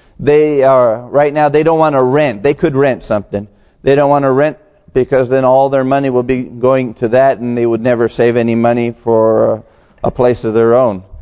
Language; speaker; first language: English; native; English